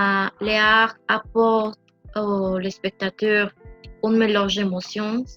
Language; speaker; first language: French; non-native, learner; Spanish